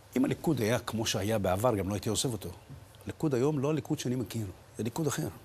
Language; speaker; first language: Hebrew; early bilingual, other home language; Arabic